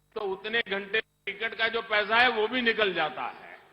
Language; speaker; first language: Hindi; non-native, local second language; Gujarati